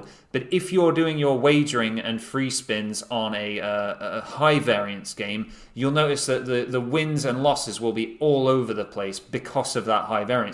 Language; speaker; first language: English; native; English